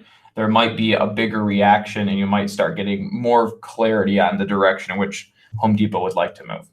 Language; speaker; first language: English; native; English